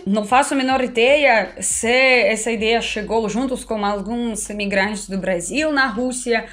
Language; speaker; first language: Portuguese; non-native, fluent; Russian